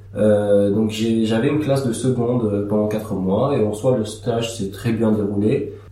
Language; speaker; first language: French; early bilingual, other home language; Aramaic